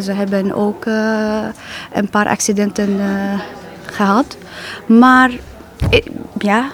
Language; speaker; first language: Dutch; non-native, learner; Arabic